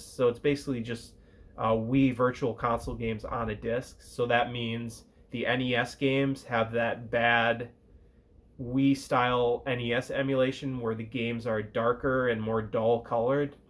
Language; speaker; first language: English; native; English